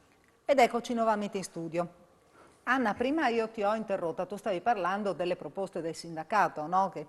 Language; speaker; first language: Italian; native; Italian